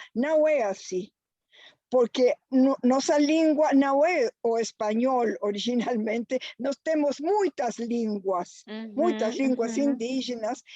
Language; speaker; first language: Portuguese; non-native, fluent; Spanish